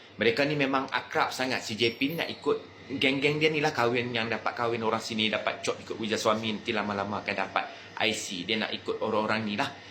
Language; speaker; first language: Malay; native; Malay